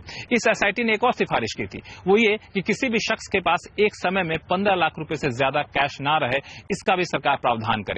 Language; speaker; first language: Hindi; native; Hindi